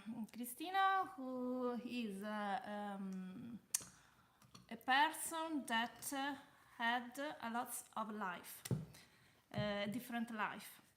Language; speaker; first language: English; non-native, learner; Italian